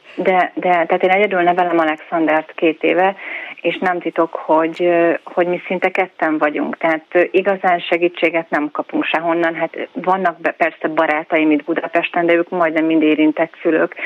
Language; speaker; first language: Hungarian; native; Hungarian